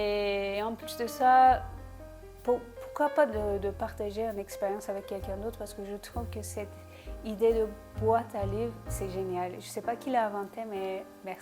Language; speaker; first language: French; non-native, fluent; Turkish